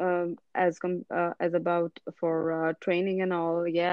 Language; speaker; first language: English; non-native, local second language; Urdu